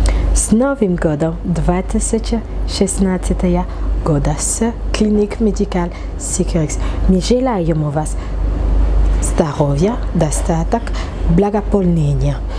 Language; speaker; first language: Russian; non-native, learner; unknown